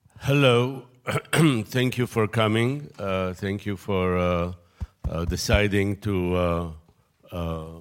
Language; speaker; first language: English; non-native, fluent; Hebrew